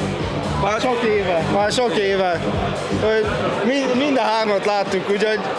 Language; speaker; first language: Hungarian; early bilingual, heritage; Hungarian